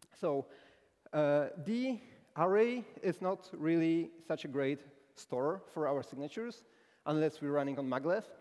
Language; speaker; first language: English; non-native, fluent; Polish